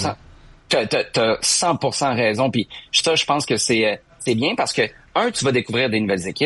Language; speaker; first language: French; native; French